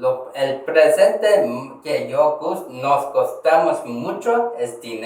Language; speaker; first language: Spanish; non-native, learner; Korean